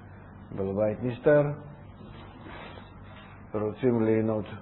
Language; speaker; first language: Hebrew; non-native, fluent; Russian